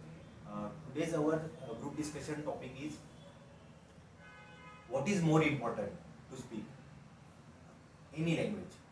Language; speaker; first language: English; non-native, local second language; Marathi